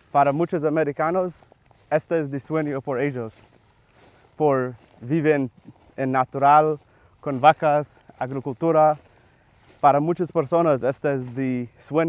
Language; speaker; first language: Spanish; non-native, learner; English